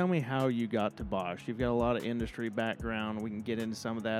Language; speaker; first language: English; native; English